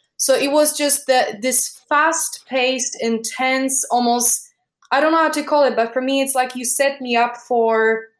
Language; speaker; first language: English; non-native, fluent; Polish